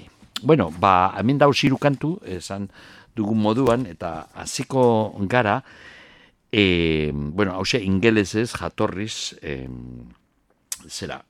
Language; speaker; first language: Basque; native; Basque